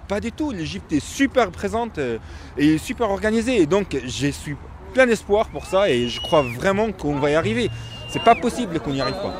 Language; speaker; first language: French; non-native, fluent; Arabic